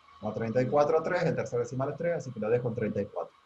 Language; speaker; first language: Spanish; native; Spanish